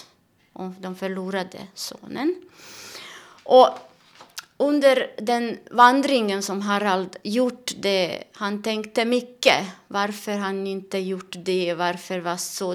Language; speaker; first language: Swedish; non-native, learner; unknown